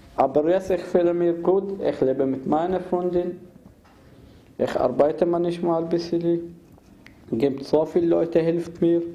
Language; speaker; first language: German; non-native, fluent; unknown